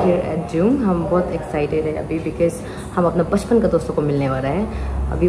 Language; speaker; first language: Hindi; non-native, local second language; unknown